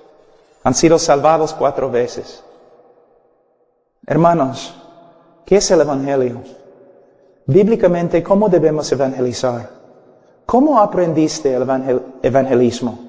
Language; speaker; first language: Spanish; non-native, fluent; English